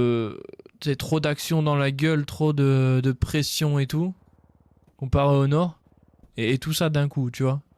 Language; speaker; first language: French; native; French